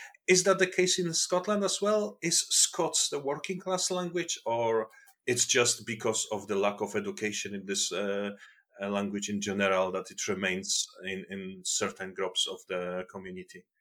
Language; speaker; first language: English; non-native, fluent; Polish